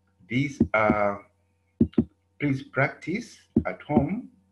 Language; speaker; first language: English; non-native, local second language; Bemba